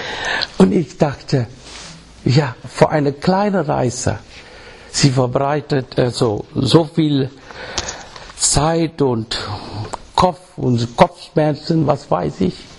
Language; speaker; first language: German; non-native, learner; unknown